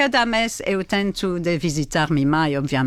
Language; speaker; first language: Portuguese; non-native, learner; French